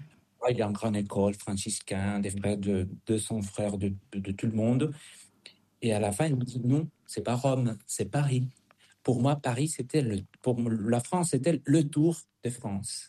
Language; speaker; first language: French; non-native, fluent; Spanish